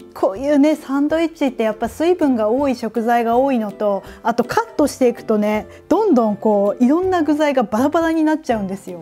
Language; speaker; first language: Japanese; native; Japanese